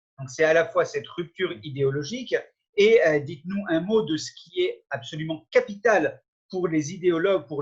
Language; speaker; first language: French; native; French